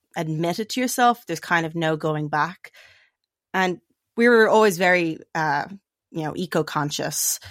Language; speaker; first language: English; native; English